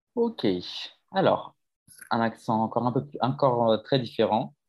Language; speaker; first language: French; native; French